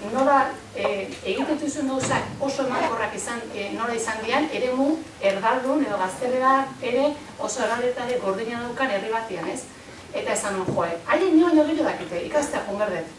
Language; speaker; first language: Basque; native; Basque